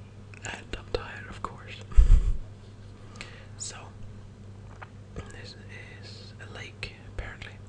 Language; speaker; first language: English; non-native, fluent; Danish